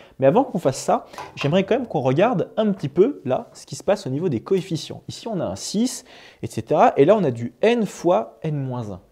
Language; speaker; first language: French; native; French